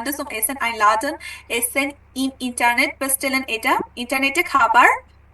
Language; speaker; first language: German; non-native, fluent; Bangla